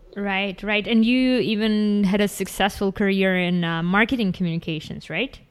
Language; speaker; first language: English; non-native, fluent; Ukrainian